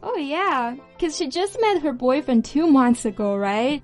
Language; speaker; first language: English; non-native, fluent; Chinese